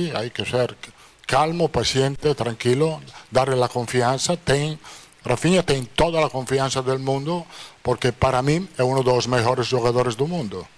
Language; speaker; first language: Portuguese; non-native, fluent; Italian